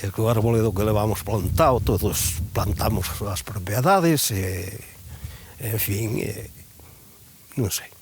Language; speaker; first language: Galician; native; Galician